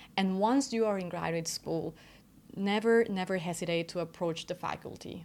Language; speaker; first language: English; non-native, fluent; Spanish